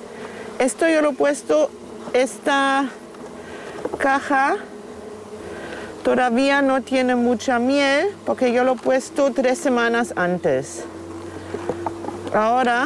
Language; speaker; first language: Spanish; non-native, fluent; German